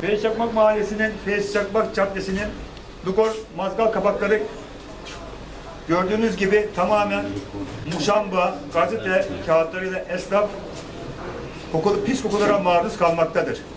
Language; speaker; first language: Turkish; native; Turkish